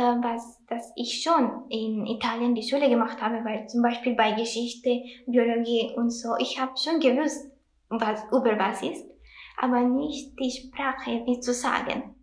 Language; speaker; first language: German; non-native, learner; Italian